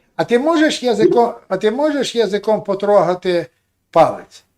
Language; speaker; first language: Russian; non-native, local second language; Ukrainian